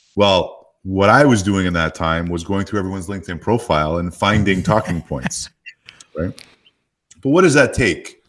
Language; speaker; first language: English; native; English